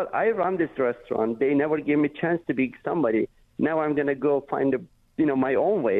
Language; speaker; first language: English; non-native, fluent; Turkish